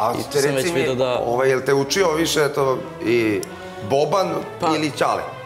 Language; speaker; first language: Serbian; native; Serbian